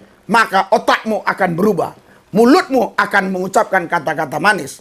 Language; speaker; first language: Indonesian; native; Indonesian